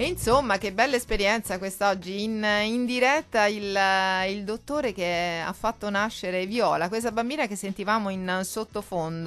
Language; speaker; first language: Italian; native; Italian